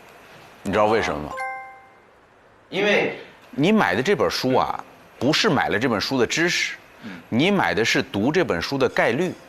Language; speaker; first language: Chinese; native; Chinese